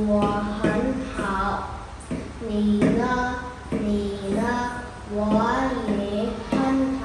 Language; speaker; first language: Chinese; non-native, learner; Khmer